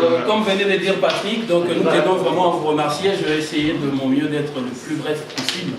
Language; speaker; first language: French; non-native, local second language; Lingala